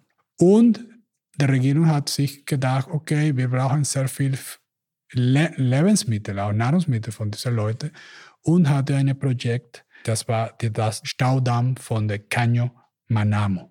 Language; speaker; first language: German; non-native, learner; Spanish